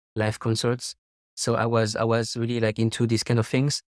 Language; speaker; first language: English; non-native, fluent; French